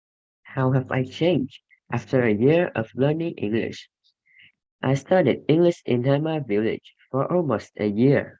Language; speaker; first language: English; non-native, learner; Vietnamese